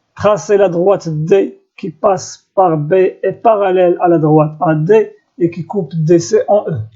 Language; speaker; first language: French; non-native, local second language; Arabic